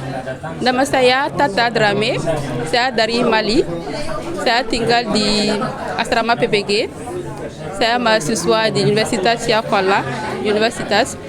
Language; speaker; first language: Indonesian; non-native, learner; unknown